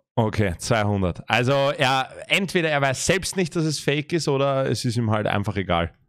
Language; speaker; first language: German; native; German